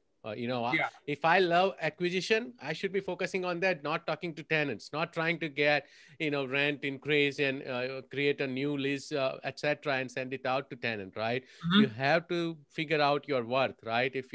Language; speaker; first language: English; non-native, local second language; Gujarati